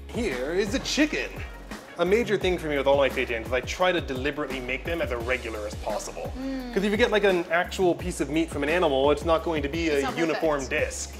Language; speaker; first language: English; native; English